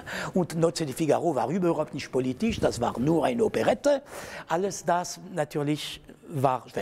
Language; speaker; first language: German; non-native, fluent; French